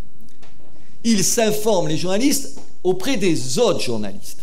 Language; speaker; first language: French; native; French